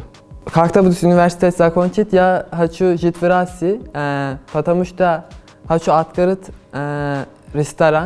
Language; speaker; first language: Russian; non-native, learner; Turkish